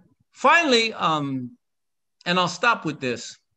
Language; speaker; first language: English; early bilingual, other home language; Spanish